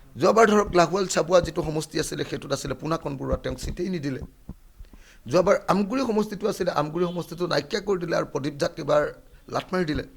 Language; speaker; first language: Assamese; native; Assamese